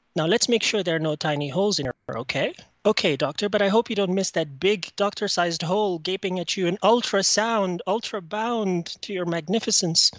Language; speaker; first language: English; non-native, fluent; French